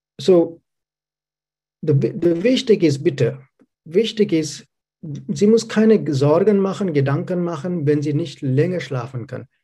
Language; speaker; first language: German; non-native, learner; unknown